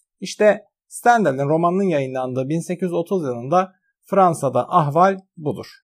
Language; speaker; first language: Turkish; native; Turkish